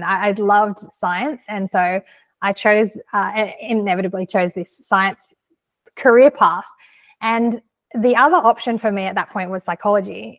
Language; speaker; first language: English; native; English